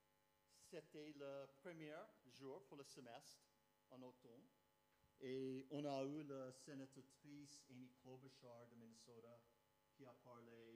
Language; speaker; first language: French; non-native, fluent; English